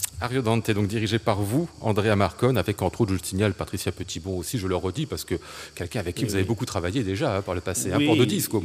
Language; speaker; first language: French; native; French